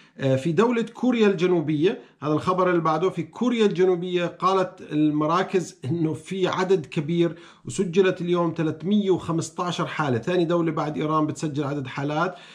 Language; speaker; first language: Arabic; native; Arabic